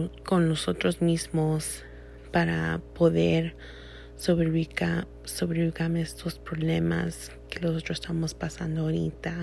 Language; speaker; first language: Spanish; early bilingual, heritage; Spanish